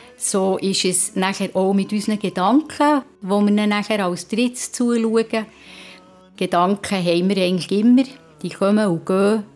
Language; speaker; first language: German; native; German